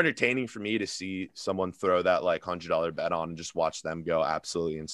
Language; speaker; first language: English; native; English